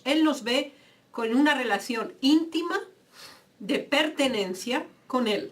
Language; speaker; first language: Spanish; native; Spanish